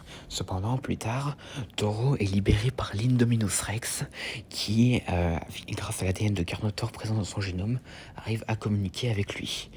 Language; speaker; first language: French; native; French